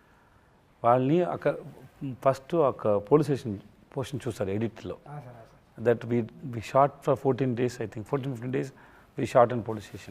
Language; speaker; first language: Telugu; non-native, learner; Tamil